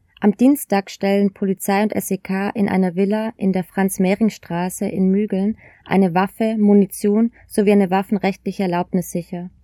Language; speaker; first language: German; native; German